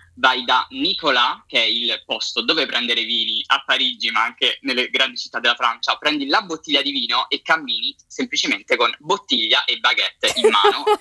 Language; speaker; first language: Italian; native; Italian